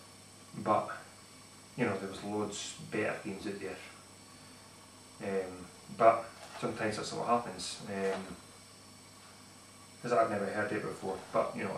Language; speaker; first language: English; native; English